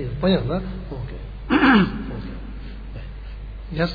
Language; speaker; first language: Russian; non-native, learner; Tibetan